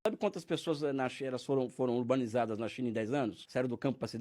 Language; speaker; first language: Portuguese; native; Portuguese